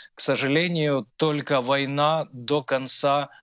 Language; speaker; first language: Russian; non-native, local second language; Ukrainian